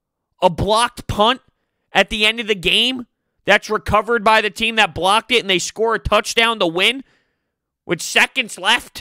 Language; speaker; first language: English; native; English